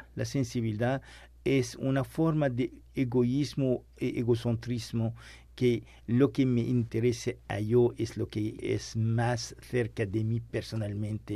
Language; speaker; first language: Spanish; non-native, learner; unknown